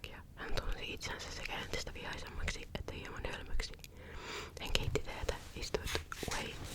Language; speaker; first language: Finnish; native; Finnish